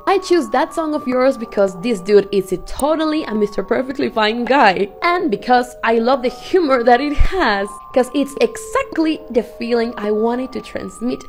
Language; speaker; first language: English; non-native, fluent; Spanish